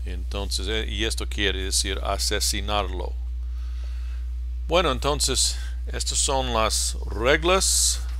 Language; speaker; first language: Spanish; non-native, fluent; English